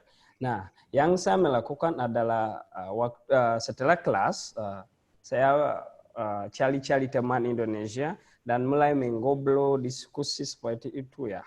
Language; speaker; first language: Indonesian; non-native, learner; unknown